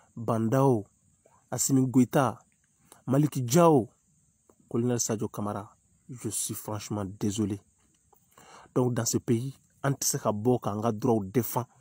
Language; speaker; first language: French; non-native, local second language; Bambara